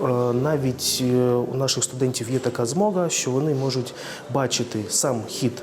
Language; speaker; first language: Ukrainian; non-native, local second language; Russian